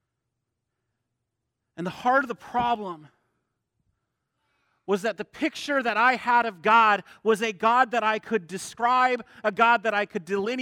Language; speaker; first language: English; native; English